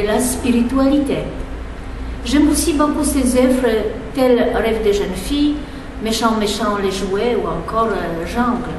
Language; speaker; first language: French; non-native, fluent; Polish